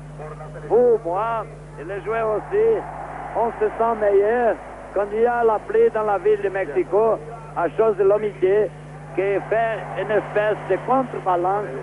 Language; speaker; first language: French; non-native, fluent; Portuguese